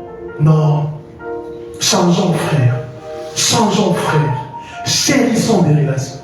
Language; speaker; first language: French; non-native, local second language; Lingala